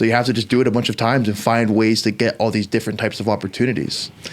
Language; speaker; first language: English; native; English